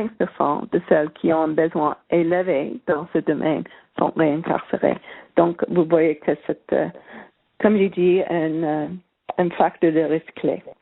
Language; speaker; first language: French; non-native, learner; English